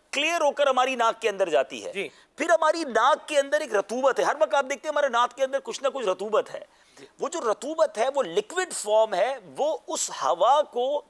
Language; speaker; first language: Urdu; native; Urdu